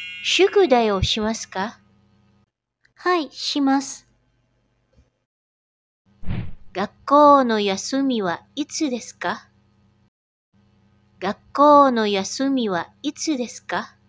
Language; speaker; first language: Japanese; non-native, fluent; Indonesian